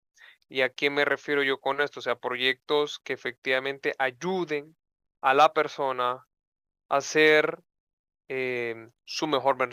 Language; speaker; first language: Spanish; native; Spanish